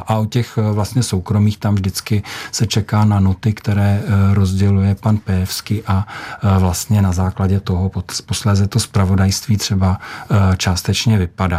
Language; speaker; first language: Czech; native; Czech